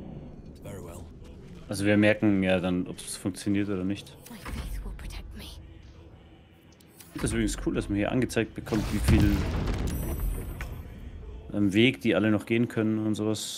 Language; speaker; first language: German; native; German